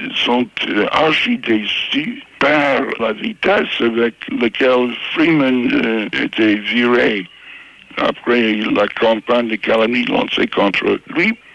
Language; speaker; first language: French; non-native, fluent; English